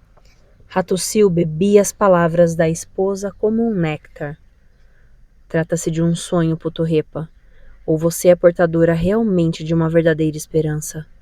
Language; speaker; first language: Portuguese; native; Portuguese